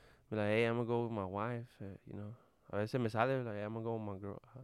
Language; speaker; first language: English; early bilingual, other home language; Spanish